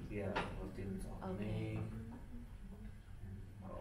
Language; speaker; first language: English; non-native, fluent; Indonesian